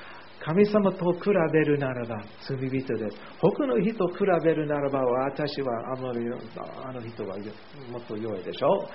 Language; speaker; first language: Japanese; non-native, fluent; English